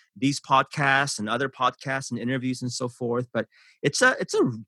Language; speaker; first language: English; early bilingual, other home language; Korean